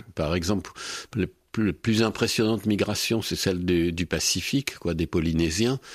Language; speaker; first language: French; native; French